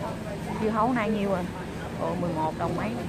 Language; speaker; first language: Vietnamese; native; Vietnamese